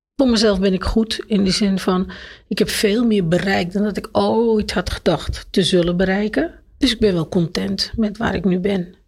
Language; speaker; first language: Dutch; native; Dutch